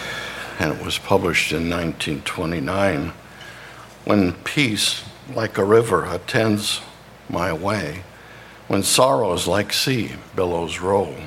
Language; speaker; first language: English; native; English